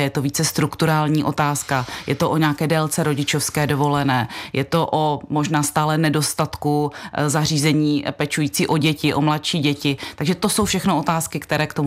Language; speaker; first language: Czech; native; Czech